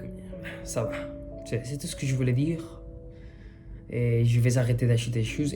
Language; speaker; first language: French; non-native, fluent; Spanish